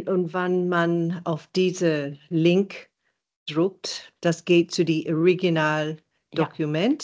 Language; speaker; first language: German; non-native, learner; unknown